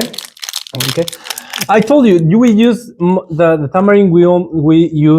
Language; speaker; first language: English; non-native, learner; Spanish